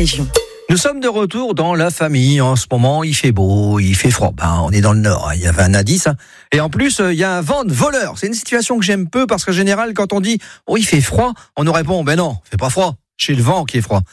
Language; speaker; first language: French; native; French